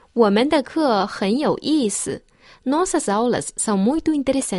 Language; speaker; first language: Portuguese; non-native, fluent; Chinese